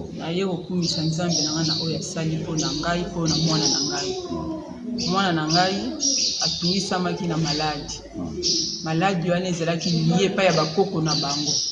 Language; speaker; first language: Lingala; non-native, local second language; Kongo